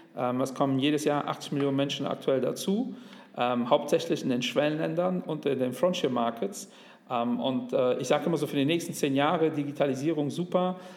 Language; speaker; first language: German; native; German